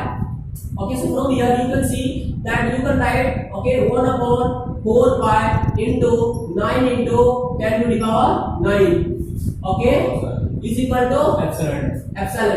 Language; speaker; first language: English; non-native, local second language; Hindi